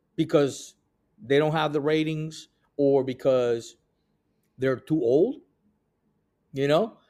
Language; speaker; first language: English; early bilingual, other home language; Spanish